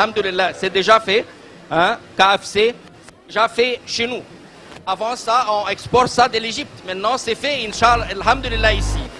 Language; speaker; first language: French; non-native, learner; Arabic